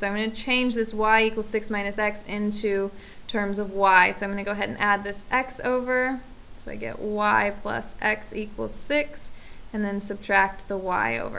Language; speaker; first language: English; native; English